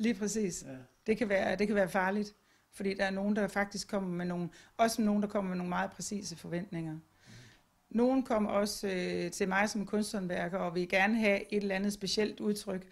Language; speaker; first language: Danish; native; Danish